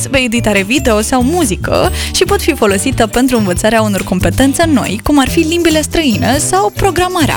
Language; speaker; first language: Romanian; native; Romanian